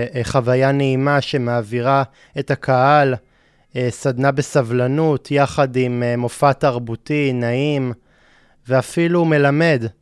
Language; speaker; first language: Hebrew; native; Hebrew